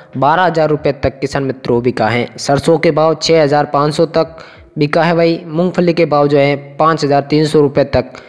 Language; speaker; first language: Hindi; native; Hindi